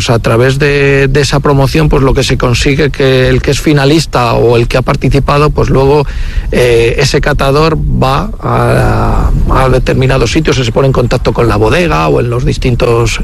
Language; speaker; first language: Spanish; native; Spanish